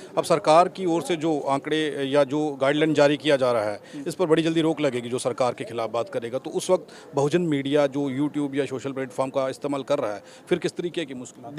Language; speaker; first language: Hindi; native; Hindi